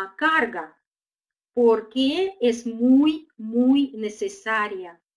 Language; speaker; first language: Spanish; non-native, fluent; Uzbek